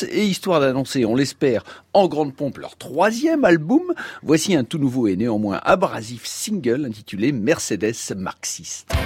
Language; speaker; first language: French; native; French